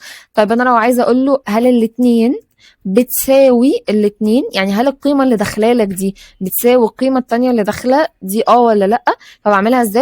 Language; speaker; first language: Arabic; native; Arabic